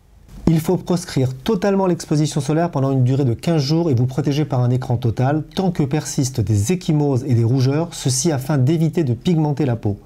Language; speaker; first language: French; native; French